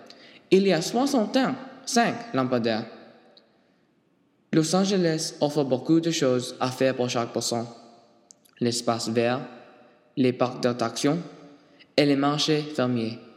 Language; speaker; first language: French; non-native, learner; English